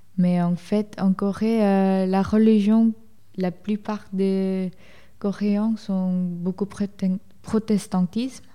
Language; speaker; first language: French; non-native, fluent; Korean